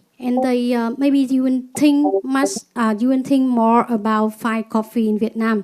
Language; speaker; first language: English; non-native, learner; Vietnamese